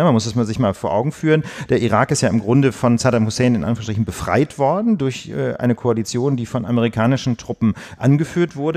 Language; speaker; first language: German; native; German